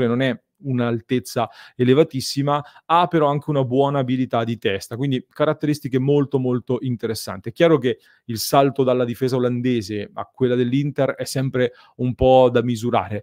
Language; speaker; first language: Italian; native; Italian